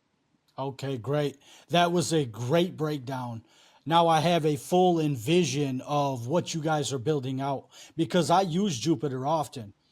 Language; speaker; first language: English; native; English